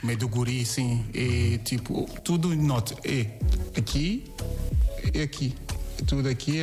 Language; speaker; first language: Portuguese; non-native, learner; Yoruba